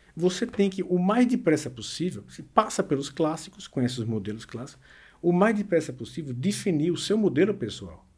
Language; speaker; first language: Portuguese; native; Portuguese